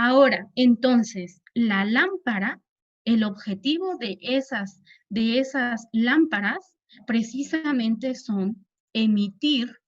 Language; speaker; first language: Spanish; native; Spanish